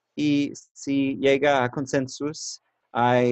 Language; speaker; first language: Spanish; non-native, learner; English